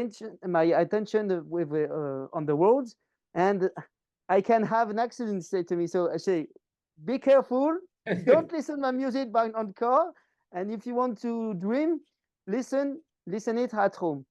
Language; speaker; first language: English; non-native, learner; French